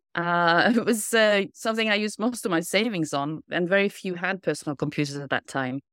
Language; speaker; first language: English; non-native, fluent; Norwegian